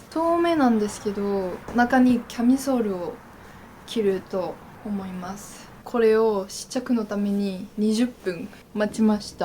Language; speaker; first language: Japanese; non-native, learner; French